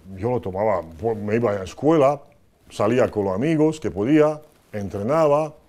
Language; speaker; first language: Spanish; non-native, fluent; Croatian